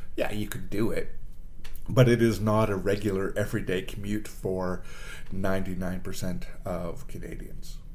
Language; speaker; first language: English; native; English